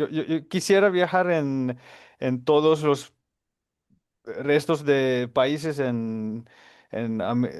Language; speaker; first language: Spanish; non-native, fluent; Finnish